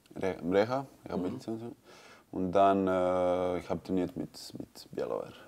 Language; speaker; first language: German; non-native, learner; Croatian